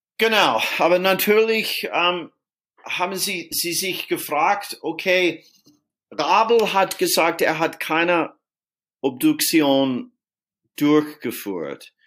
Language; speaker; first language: German; non-native, fluent; English